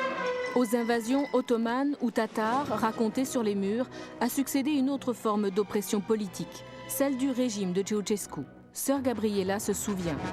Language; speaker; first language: French; native; French